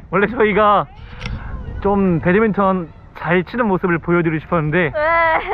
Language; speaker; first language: Korean; native; Korean